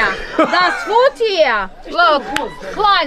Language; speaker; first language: German; non-native, learner; Portuguese